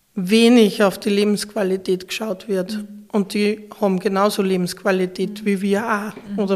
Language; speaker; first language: German; native; German